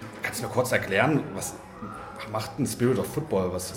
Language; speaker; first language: German; native; German